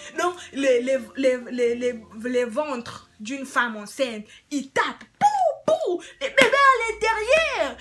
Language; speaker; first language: French; non-native, local second language; Lingala